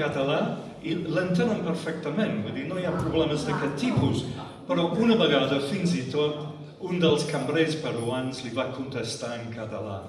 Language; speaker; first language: Catalan; non-native, fluent; English